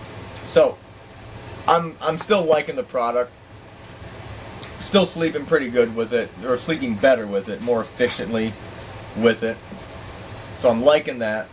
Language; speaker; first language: English; native; English